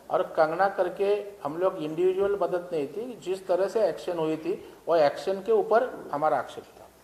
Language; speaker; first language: Hindi; non-native, local second language; Marathi